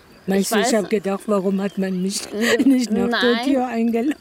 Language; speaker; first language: German; non-native, fluent; Persian